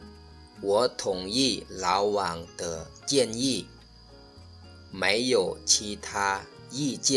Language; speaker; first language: Chinese; non-native, fluent; Lao